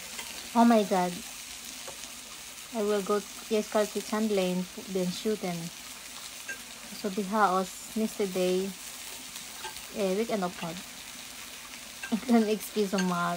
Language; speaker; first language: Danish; non-native, learner; Filipino